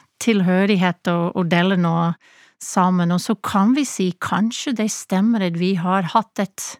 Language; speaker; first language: Norwegian; non-native, fluent; English